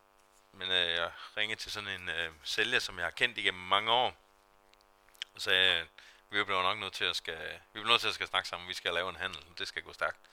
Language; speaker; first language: Danish; native; Danish